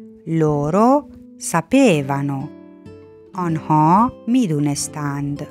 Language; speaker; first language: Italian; non-native, fluent; Persian